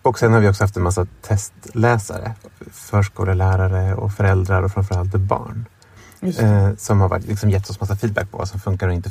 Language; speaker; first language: Swedish; native; Swedish